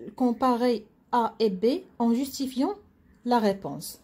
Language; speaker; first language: French; non-native, local second language; Arabic